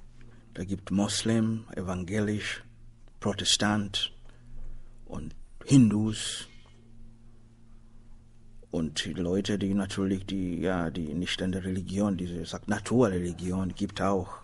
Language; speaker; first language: German; non-native, learner; Swahili